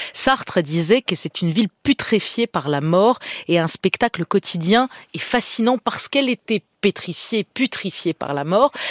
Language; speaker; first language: French; native; French